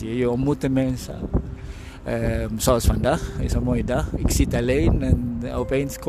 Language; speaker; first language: Dutch; non-native, fluent; Indonesian